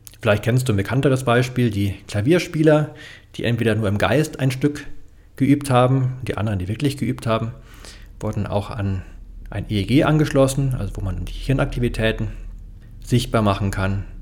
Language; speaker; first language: German; native; German